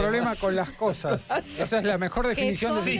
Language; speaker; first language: Spanish; native; Spanish